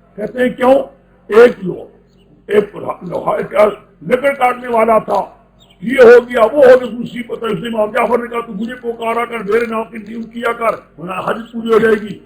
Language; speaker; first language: Urdu; non-native, local second language; Pashto